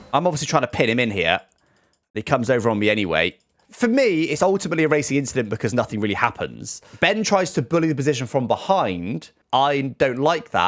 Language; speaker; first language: English; native; English